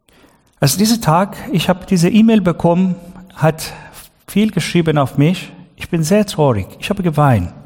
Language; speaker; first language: German; non-native, learner; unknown